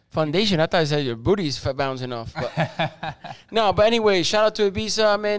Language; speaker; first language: English; early bilingual, other home language; Spanish